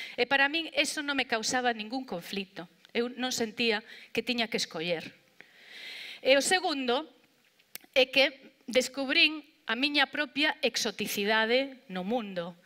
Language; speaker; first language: Galician; non-native, local second language; Spanish